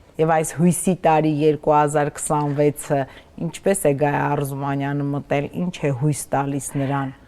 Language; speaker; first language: Armenian; native; Armenian